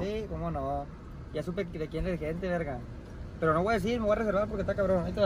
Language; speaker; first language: Spanish; native; Spanish